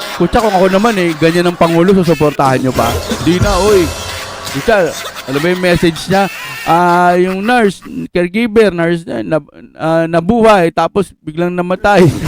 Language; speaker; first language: Filipino; non-native, local second language; Iloko